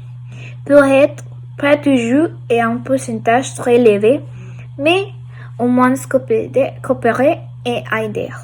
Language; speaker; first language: French; non-native, learner; Spanish